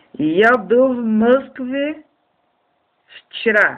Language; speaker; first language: Russian; non-native, fluent; Portuguese